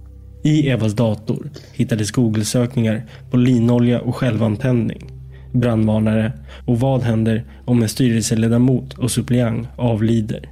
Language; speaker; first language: Swedish; native; Swedish